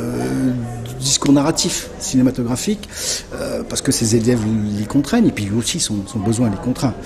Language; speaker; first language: French; native; French